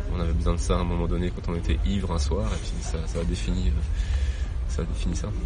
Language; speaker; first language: French; native; French